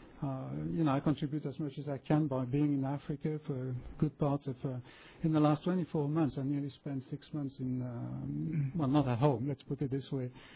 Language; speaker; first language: English; non-native, fluent; French